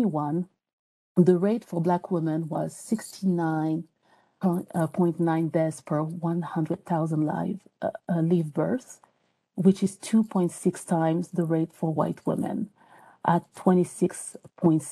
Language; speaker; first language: English; non-native, fluent; French